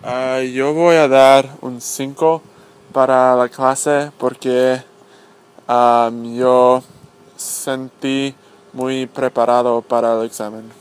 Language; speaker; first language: Spanish; non-native, learner; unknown